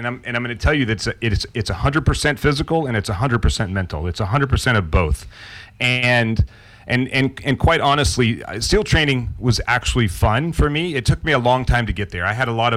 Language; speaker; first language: English; native; English